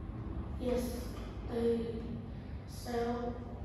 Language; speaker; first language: English; non-native, learner; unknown